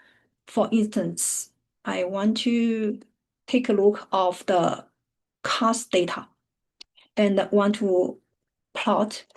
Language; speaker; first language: English; non-native, fluent; Chinese